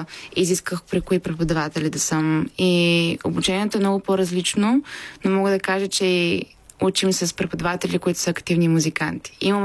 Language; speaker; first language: Bulgarian; native; Bulgarian